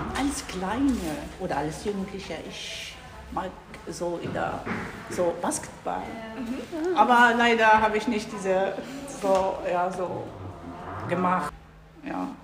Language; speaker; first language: German; non-native, learner; Arabic